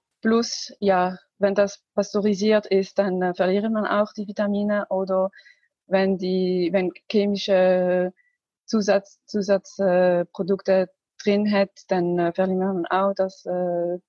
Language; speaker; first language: German; non-native, learner; Arabic